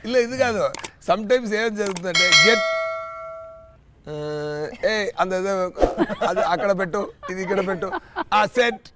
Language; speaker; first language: Telugu; non-native, fluent; Tamil